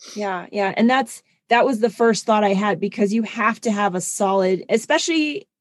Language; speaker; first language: English; non-native, fluent; German